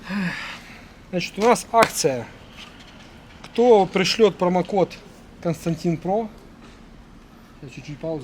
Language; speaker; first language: Russian; native; Russian